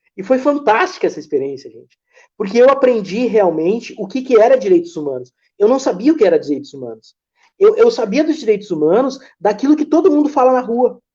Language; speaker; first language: Portuguese; native; Portuguese